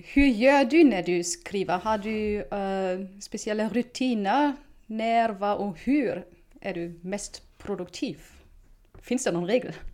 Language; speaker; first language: Swedish; non-native, fluent; German